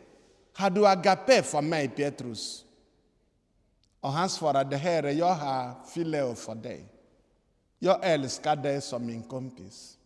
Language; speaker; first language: Swedish; non-native, fluent; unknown